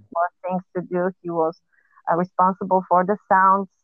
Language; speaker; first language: English; non-native, fluent; Polish